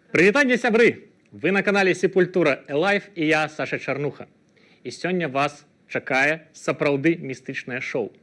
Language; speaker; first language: Belarusian; native; Belarusian